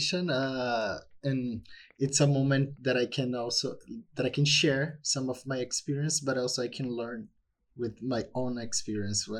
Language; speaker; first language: English; non-native, fluent; Portuguese